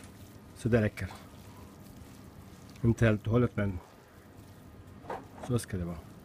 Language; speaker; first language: Swedish; non-native, learner; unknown